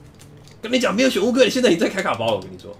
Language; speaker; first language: Chinese; native; Chinese